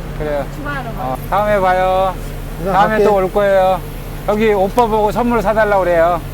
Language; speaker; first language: Korean; native; Korean